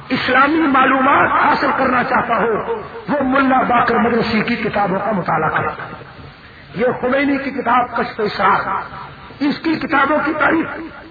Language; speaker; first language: Urdu; native; Urdu